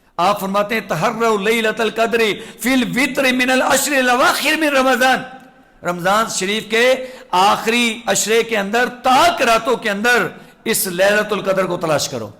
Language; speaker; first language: Urdu; non-native, local second language; Punjabi